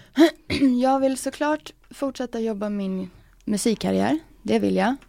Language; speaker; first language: Swedish; early bilingual, other home language; English